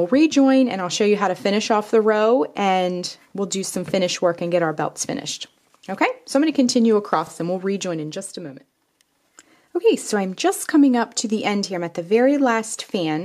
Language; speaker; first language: English; native; English